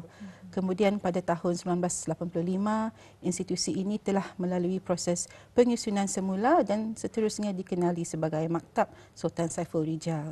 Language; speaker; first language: Malay; native; Malay